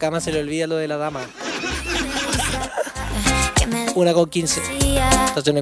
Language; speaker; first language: Spanish; native; Spanish